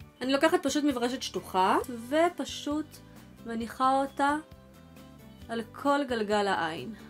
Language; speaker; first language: Hebrew; early bilingual, other home language; Russian